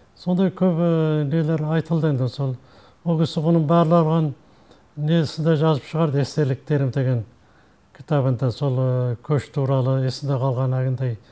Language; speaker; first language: Kazakh; early bilingual, heritage; Kazakh